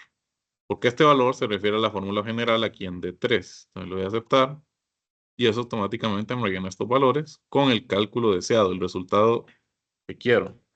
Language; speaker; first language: Spanish; native; Spanish